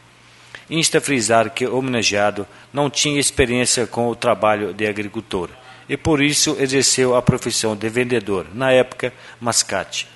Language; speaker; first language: Portuguese; native; Portuguese